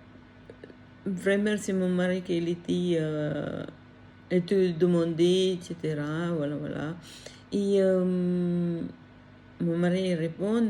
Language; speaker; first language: French; non-native, learner; Filipino